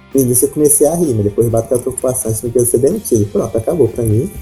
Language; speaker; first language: Portuguese; native; Portuguese